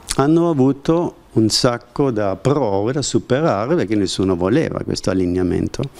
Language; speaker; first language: Italian; non-native, fluent; German